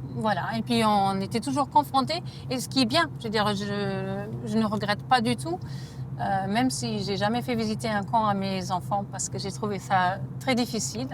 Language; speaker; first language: French; non-native, fluent; German